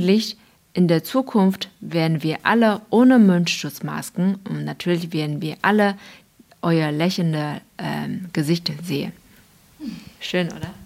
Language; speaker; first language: German; non-native, fluent; Chinese